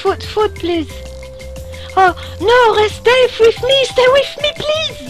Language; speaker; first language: English; non-native, learner; French